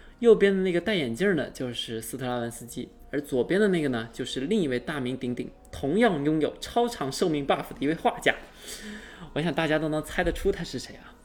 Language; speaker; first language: Chinese; native; Chinese